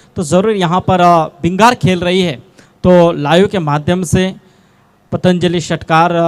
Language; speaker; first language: Hindi; non-native, local second language; Marathi